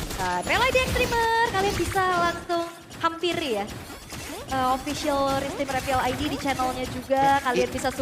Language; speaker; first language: Indonesian; native; Indonesian